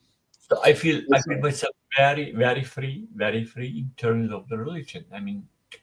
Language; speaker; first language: English; non-native, fluent; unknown